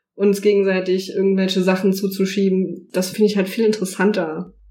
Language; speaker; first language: German; native; German